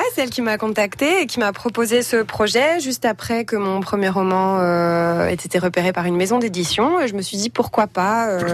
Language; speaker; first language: French; native; French